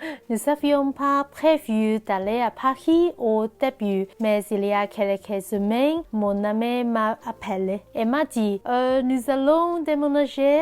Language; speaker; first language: French; non-native, learner; Cantonese